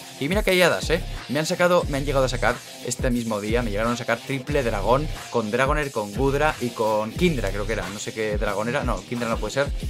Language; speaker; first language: Spanish; native; Spanish